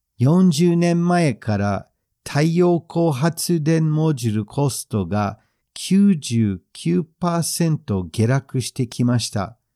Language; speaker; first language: Japanese; non-native, fluent; English